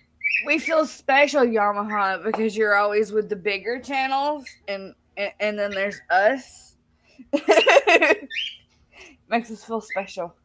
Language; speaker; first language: English; native; English